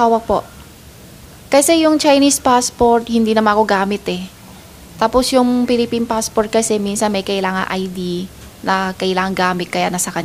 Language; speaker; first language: Filipino; non-native, learner; Chinese